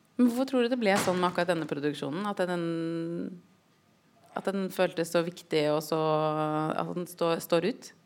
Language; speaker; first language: Norwegian; native; Norwegian